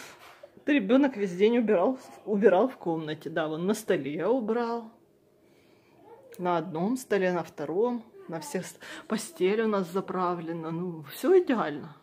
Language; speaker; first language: Russian; native; Russian